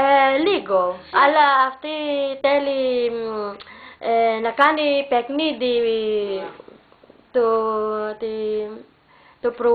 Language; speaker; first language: Greek; non-native, learner; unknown